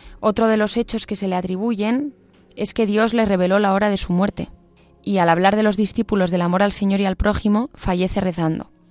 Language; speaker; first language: Spanish; native; Spanish